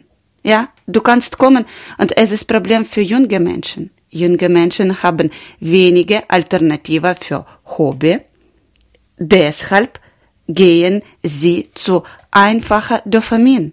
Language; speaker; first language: German; non-native, learner; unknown